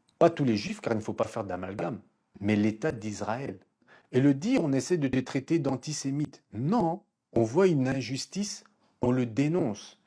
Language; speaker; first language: French; non-native, local second language; Lingala